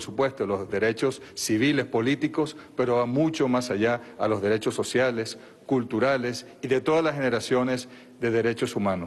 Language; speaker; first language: Spanish; native; Spanish